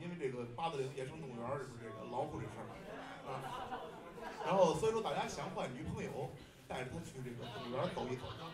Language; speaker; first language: Chinese; native; Chinese